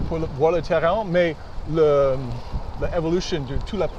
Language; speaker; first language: French; early bilingual, heritage; English